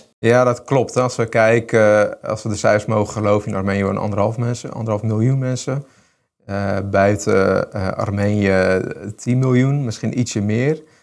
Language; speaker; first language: Dutch; early bilingual, other home language; Armenian